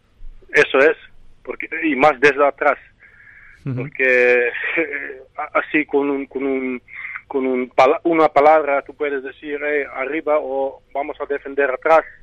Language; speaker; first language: Spanish; non-native, fluent; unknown